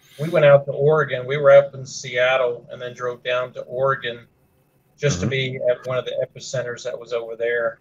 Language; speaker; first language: English; native; English